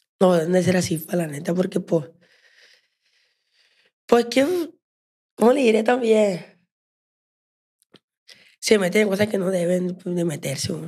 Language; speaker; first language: Spanish; native; Spanish